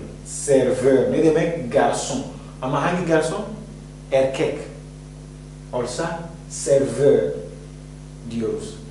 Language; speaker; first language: Turkish; non-native, fluent; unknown